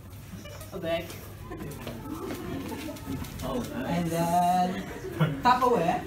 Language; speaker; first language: English; non-native, learner; Indonesian